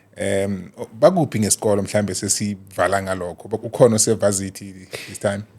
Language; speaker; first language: Zulu; non-native, local second language; South Ndebele